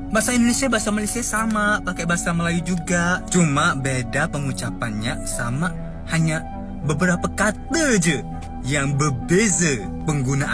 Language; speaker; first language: Indonesian; non-native, fluent; Thai